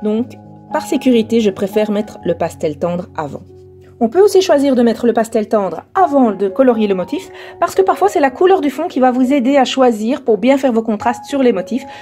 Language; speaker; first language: French; native; French